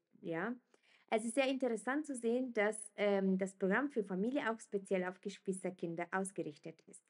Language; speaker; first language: German; non-native, fluent; Italian